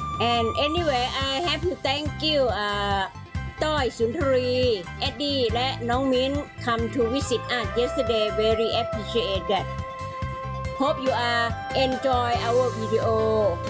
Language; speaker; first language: English; non-native, learner; Thai